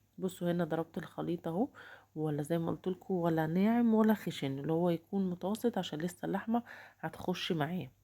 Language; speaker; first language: Egyptian Arabic; native; Egyptian Arabic